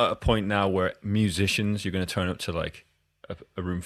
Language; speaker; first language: English; native; English